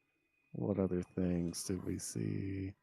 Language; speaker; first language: English; native; English